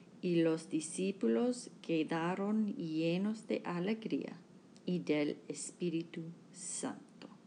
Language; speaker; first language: Spanish; non-native, learner; English